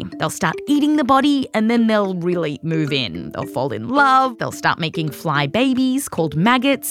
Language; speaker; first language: English; native; English